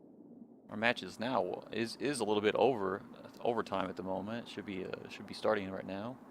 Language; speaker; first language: English; native; English